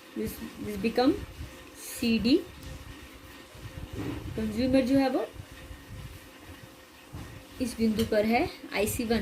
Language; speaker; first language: Hindi; native; Hindi